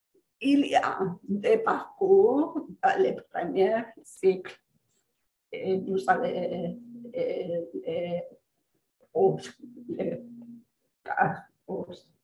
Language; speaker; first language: French; non-native, fluent; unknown